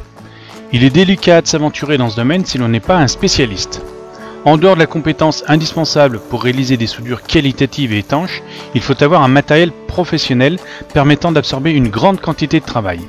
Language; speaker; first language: French; native; French